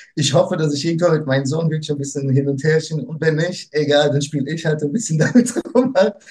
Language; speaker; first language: German; early bilingual, other home language; Portuguese